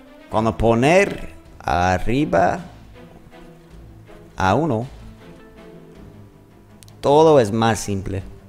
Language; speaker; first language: Spanish; non-native, learner; English